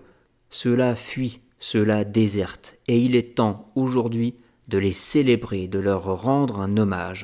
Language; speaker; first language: French; native; French